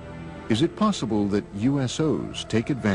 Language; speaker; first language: English; native; English